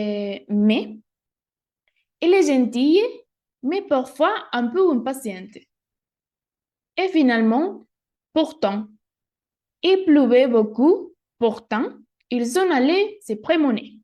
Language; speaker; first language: French; non-native, learner; Spanish